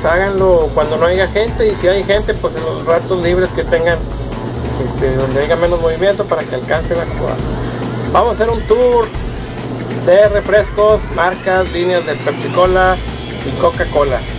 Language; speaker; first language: Spanish; native; Spanish